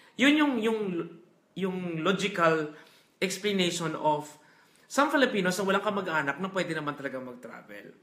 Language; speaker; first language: Filipino; non-native, local second language; Hiligaynon